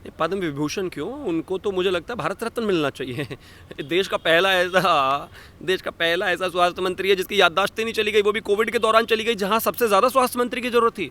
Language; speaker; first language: Hindi; native; Hindi